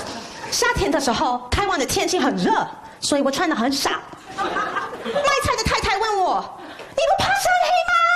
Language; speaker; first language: Chinese; non-native, fluent; English